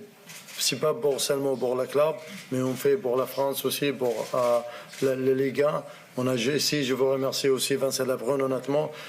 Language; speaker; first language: French; non-native, learner; Arabic